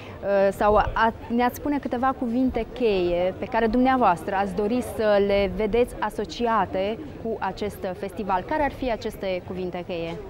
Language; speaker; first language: Romanian; native; Romanian